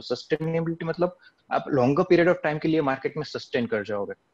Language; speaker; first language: Hindi; non-native, local second language; Gujarati